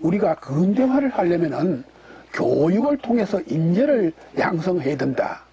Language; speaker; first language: Korean; native; Korean